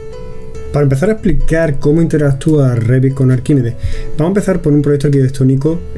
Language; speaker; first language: Spanish; native; Spanish